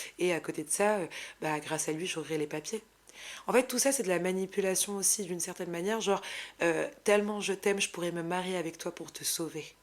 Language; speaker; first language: French; non-native, local second language; Arabic